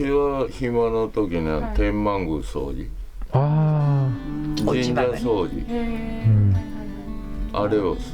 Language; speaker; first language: Japanese; native; Japanese